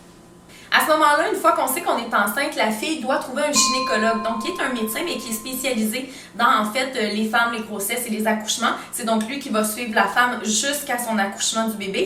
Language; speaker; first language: French; native; French